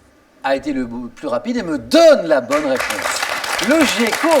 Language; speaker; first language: French; native; French